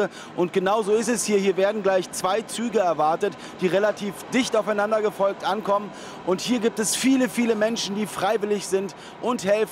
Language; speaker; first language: German; native; German